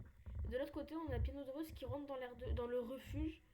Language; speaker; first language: French; native; French